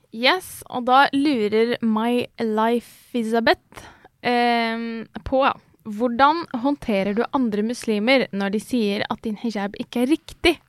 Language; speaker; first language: Norwegian; native; Norwegian